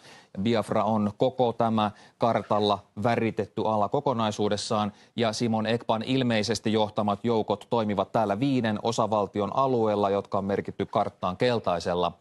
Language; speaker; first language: Finnish; native; Finnish